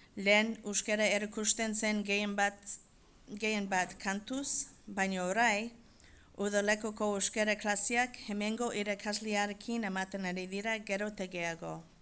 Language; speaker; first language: Basque; non-native, fluent; English